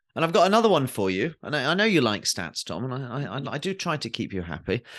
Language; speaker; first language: English; native; English